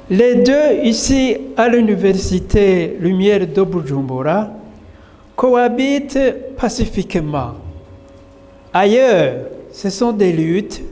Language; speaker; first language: French; non-native, local second language; Rundi